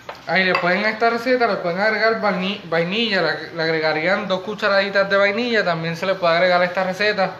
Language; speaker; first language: Spanish; native; Spanish